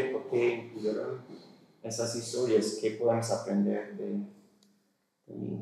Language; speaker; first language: Spanish; non-native, fluent; English